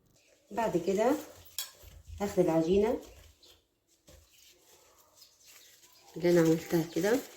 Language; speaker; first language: Arabic; native; Arabic